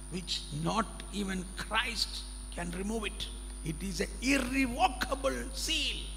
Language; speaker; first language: English; non-native, local second language; Malayalam